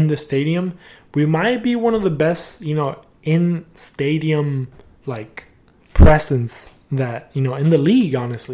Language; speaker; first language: English; early bilingual, other home language; Spanish